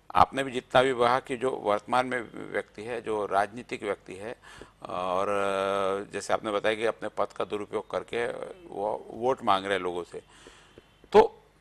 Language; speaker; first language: Hindi; non-native, local second language; Marathi